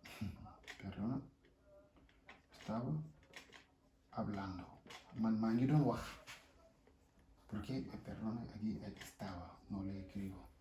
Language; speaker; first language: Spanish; non-native, fluent; Wolof